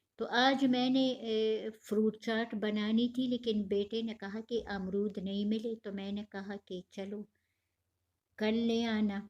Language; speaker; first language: Urdu; non-native, local second language; Pashto